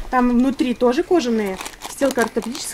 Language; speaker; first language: Russian; native; Russian